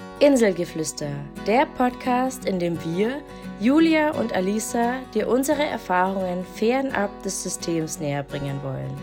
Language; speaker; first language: German; native; German